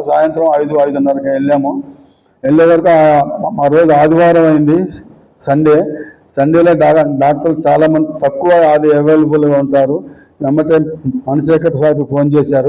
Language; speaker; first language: Telugu; native; Telugu